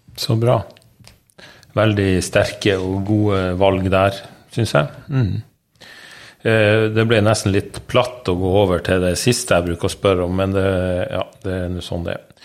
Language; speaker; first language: Norwegian; native; Norwegian